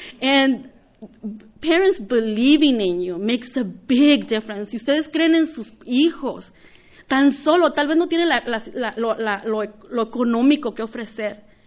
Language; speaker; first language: Spanish; early bilingual, heritage; Spanish